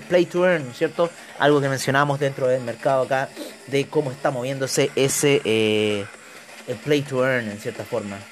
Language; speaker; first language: Spanish; native; Spanish